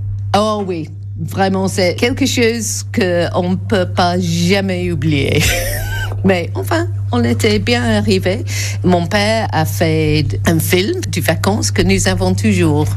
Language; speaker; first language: French; non-native, fluent; English